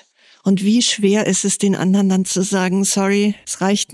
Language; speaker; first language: German; native; German